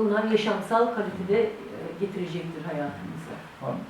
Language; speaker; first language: Turkish; native; Turkish